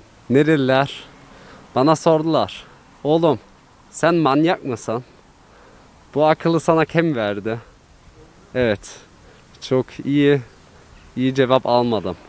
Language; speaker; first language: Turkish; early bilingual, heritage; Turkish